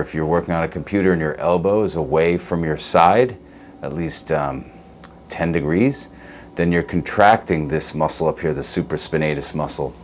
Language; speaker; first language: English; native; English